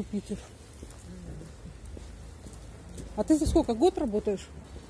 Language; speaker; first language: Russian; native; Russian